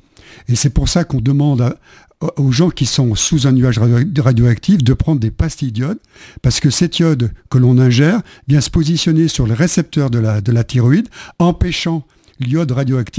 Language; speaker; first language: French; native; French